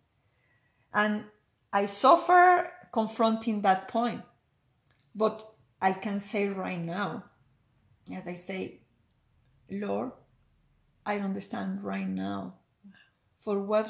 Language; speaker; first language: English; non-native, learner; Spanish